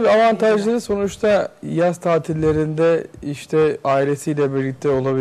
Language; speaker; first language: Turkish; native; Turkish